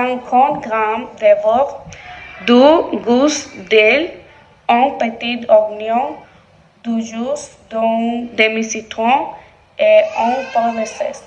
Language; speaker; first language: French; non-native, learner; Spanish